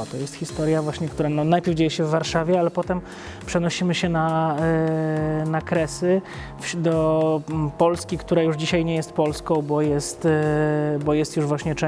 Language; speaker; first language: Polish; native; Polish